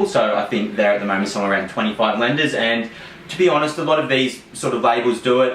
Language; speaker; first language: English; native; English